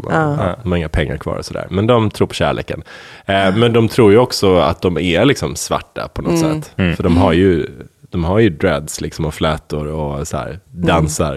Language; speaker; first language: Swedish; native; Swedish